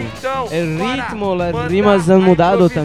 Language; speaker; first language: Spanish; non-native, learner; Portuguese